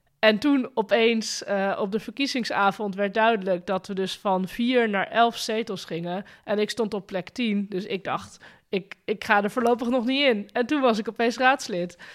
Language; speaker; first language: Dutch; native; Dutch